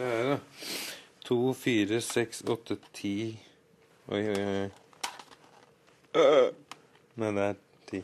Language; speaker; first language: Norwegian; native; Norwegian